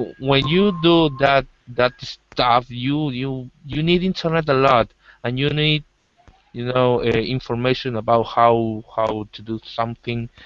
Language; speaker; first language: English; non-native, learner; Spanish